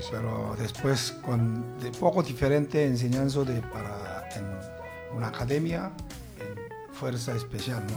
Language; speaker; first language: Spanish; non-native, learner; Korean